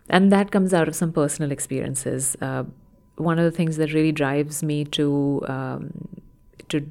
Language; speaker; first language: English; non-native, local second language; Hindi